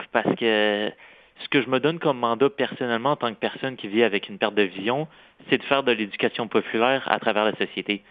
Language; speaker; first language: French; native; French